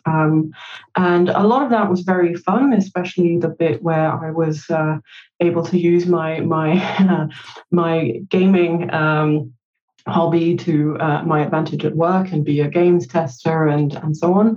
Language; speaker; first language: English; non-native, fluent; Danish